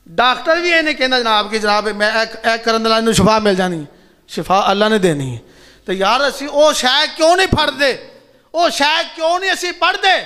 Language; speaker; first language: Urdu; non-native, local second language; Punjabi